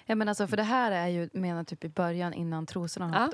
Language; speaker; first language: Swedish; native; Swedish